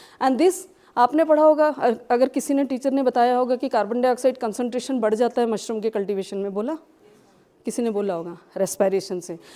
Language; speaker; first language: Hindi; non-native, local second language; Kashmiri